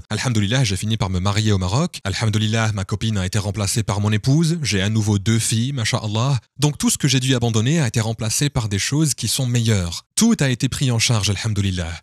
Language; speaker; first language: French; non-native, fluent; English